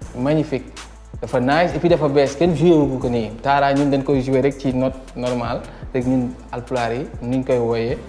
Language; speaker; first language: Wolof; non-native, local second language; Fula